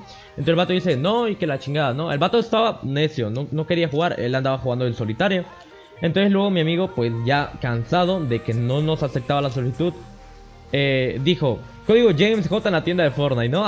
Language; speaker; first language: Spanish; native; Spanish